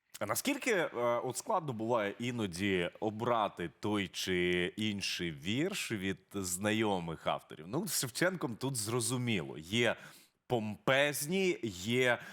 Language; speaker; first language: Ukrainian; native; Ukrainian